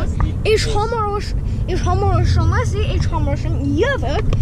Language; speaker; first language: Hungarian; early bilingual, heritage; Hungarian